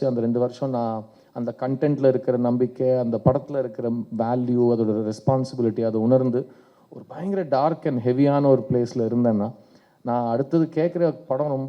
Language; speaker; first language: Tamil; native; Tamil